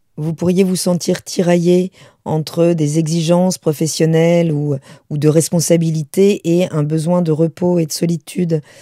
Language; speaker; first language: French; native; French